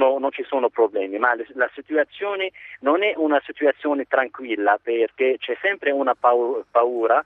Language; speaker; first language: Italian; non-native, fluent; Arabic